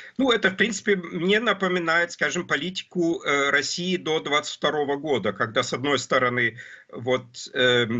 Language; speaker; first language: Russian; non-native, fluent; German